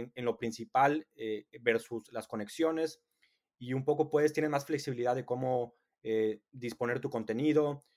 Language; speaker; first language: Spanish; native; Spanish